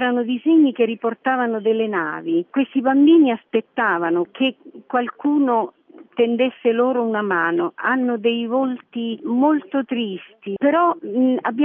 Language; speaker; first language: Italian; native; Italian